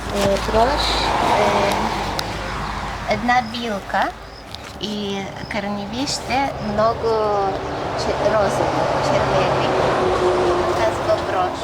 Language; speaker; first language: Bulgarian; non-native, learner; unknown